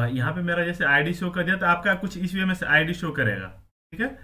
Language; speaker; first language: Hindi; native; Hindi